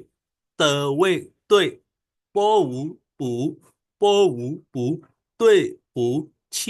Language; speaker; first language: Chinese; non-native, fluent; Burmese